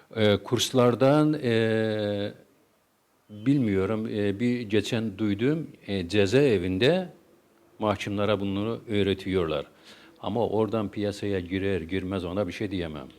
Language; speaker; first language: Turkish; native; Turkish